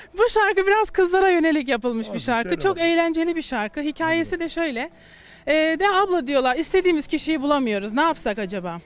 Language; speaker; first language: Turkish; early bilingual, heritage; Turkish